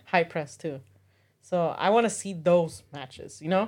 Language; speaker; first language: English; early bilingual, other home language; Spanish